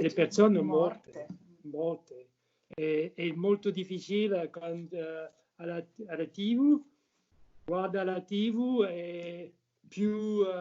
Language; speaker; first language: Italian; non-native, learner; French